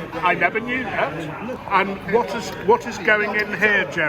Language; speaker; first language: English; native; English